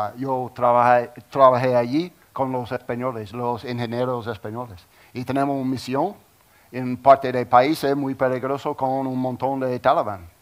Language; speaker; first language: Spanish; non-native, learner; English